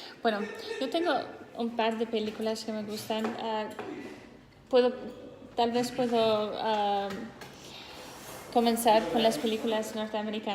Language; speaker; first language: Spanish; non-native, fluent; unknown